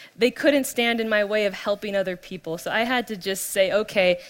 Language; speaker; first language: English; native; English